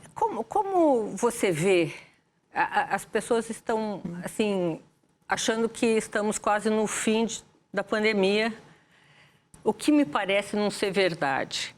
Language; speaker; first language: Portuguese; native; Portuguese